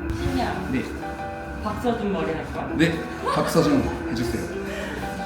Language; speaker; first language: Korean; non-native, learner; Japanese